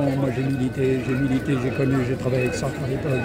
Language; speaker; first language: French; native; French